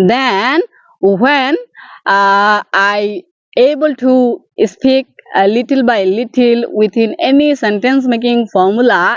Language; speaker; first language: English; non-native, learner; Bangla